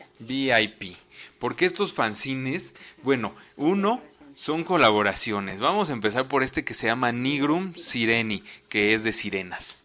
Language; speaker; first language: Spanish; native; Spanish